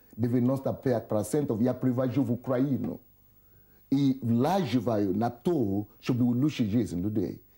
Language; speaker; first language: Russian; non-native, fluent; Yoruba